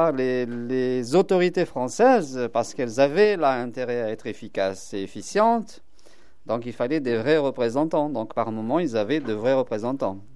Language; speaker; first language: French; non-native, local second language; Kabyle